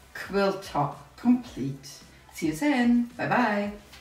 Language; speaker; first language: English; non-native, fluent; German